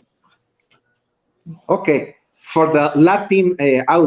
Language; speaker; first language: English; non-native, learner; Spanish